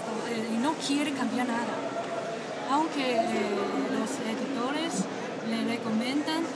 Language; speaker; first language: Spanish; non-native, learner; Chinese